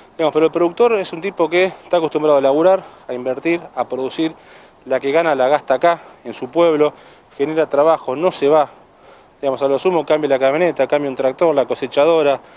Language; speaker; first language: Spanish; native; Spanish